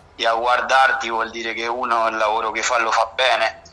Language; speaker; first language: Italian; non-native, fluent; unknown